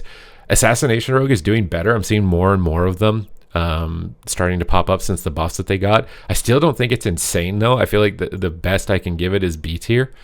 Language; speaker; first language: English; native; English